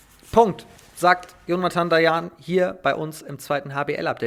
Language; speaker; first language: German; native; German